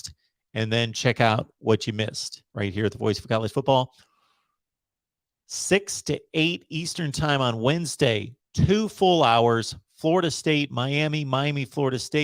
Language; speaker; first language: English; native; English